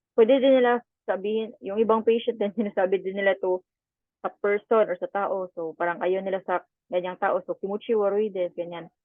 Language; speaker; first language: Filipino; non-native, local second language; Cebuano